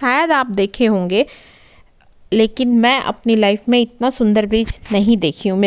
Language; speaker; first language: Hindi; native; Hindi